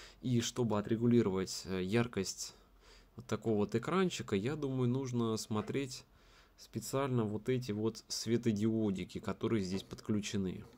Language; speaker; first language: Russian; native; Russian